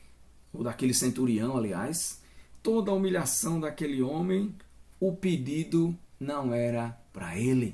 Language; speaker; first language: Portuguese; native; Portuguese